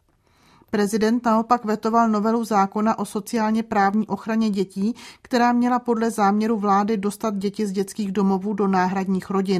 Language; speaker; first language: Czech; native; Czech